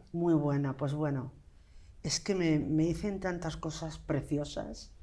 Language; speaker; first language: Spanish; native; Spanish